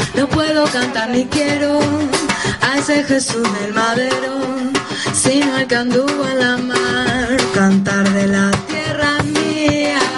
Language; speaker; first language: Spanish; native; Spanish